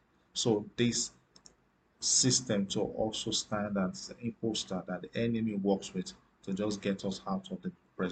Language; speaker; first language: English; non-native, local second language; Yoruba